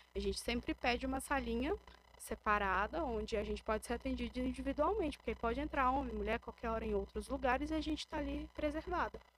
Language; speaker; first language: Portuguese; native; Portuguese